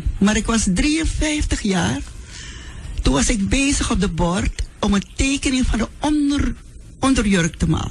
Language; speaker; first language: Dutch; non-native, local second language; Sranan Tongo